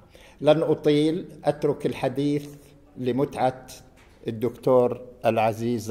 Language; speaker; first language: Arabic; native; Arabic